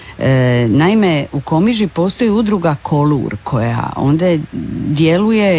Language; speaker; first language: Serbian; native; Serbian